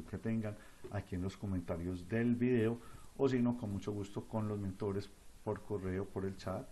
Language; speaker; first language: Spanish; native; Spanish